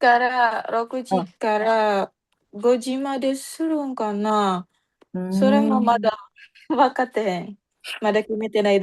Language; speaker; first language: Japanese; non-native, learner; Indonesian